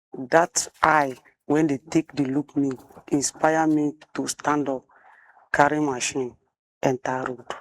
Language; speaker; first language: Nigerian Pidgin; non-native, local second language; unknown